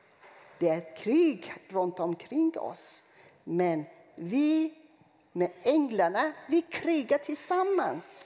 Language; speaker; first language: Swedish; non-native, fluent; Persian